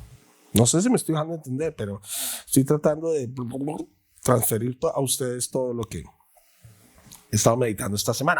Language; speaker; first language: Spanish; native; Spanish